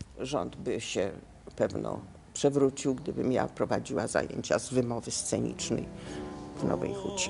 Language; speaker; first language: Polish; native; Polish